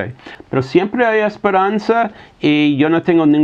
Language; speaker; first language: Spanish; non-native, fluent; English